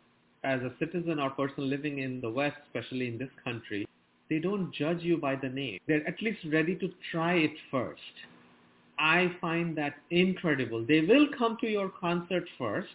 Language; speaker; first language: English; non-native, local second language; Bangla